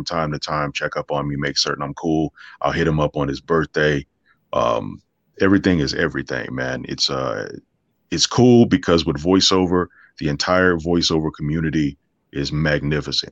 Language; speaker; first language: English; native; English